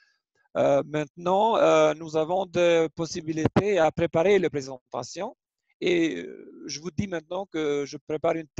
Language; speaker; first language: French; non-native, learner; Albanian